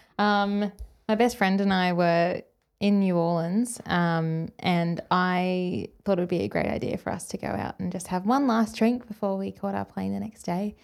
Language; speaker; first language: English; native; English